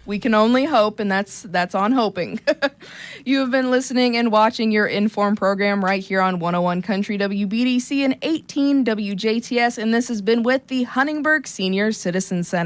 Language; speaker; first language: English; native; English